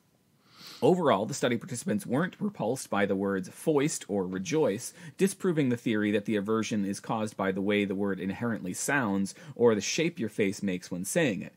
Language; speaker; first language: English; native; English